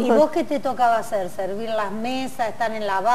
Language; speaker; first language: Spanish; native; Spanish